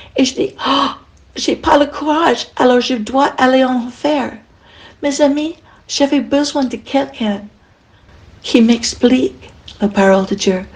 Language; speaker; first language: French; non-native, fluent; English